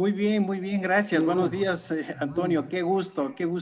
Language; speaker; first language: Spanish; native; Spanish